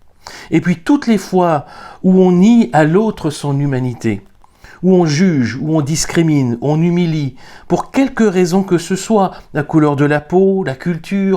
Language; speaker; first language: French; native; French